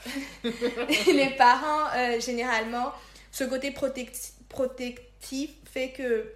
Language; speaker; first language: French; non-native, local second language; Lingala